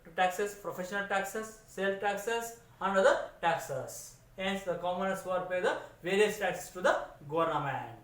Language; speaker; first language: English; non-native, local second language; Kannada